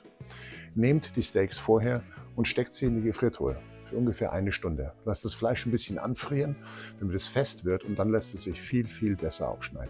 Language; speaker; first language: German; native; German